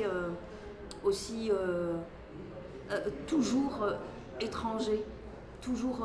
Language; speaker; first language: French; native; French